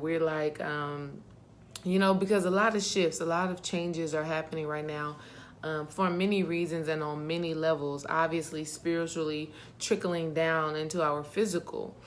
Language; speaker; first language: English; native; English